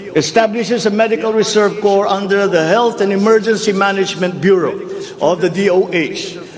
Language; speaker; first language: English; non-native, local second language; Filipino